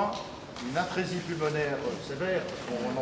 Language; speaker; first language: French; native; French